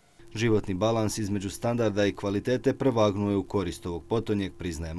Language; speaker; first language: Serbian; native; Serbian